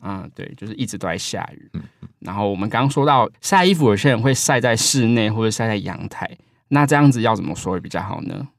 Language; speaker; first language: Chinese; native; Chinese